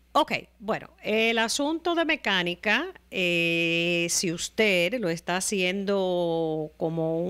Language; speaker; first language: Spanish; native; Spanish